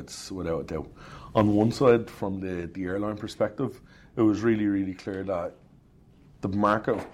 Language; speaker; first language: English; native; English